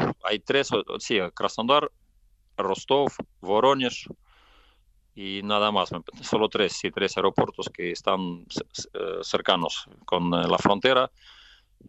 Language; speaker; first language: Spanish; non-native, fluent; Russian